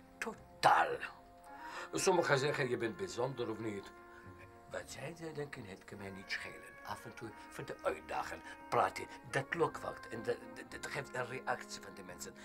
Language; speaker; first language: Dutch; non-native, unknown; Arabic